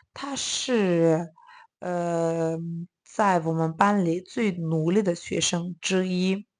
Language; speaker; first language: Chinese; non-native, learner; Azerbaijani